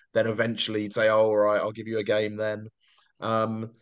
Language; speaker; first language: English; native; English